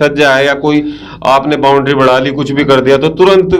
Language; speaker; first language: Hindi; native; Hindi